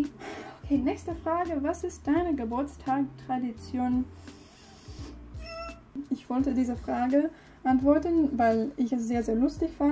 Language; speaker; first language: German; non-native, learner; English